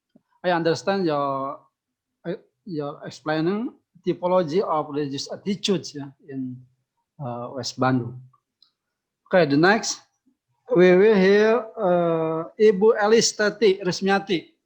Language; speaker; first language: English; non-native, local second language; Indonesian